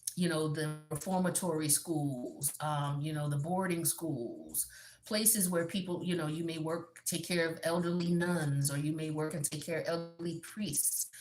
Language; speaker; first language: English; native; English